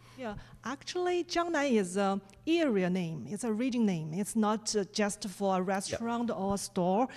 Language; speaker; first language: English; non-native, fluent; Chinese